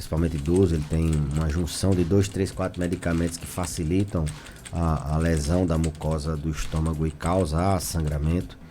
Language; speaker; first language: Portuguese; native; Portuguese